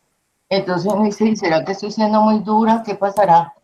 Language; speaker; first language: Spanish; native; Spanish